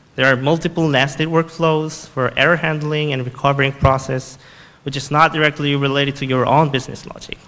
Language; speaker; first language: English; non-native, fluent; Korean